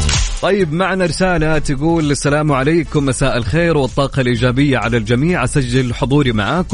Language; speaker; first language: Arabic; native; Arabic